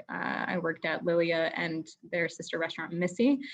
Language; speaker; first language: English; native; English